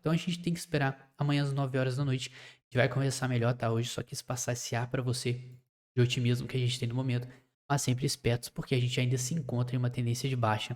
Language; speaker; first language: Portuguese; native; Portuguese